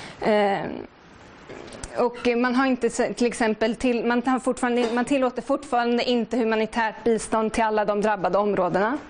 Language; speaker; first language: Swedish; native; Swedish